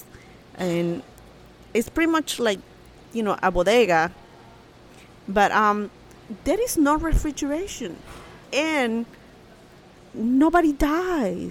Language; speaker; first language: English; non-native, fluent; Spanish